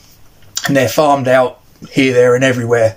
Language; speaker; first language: English; native; English